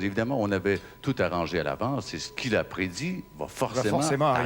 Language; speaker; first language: French; native; French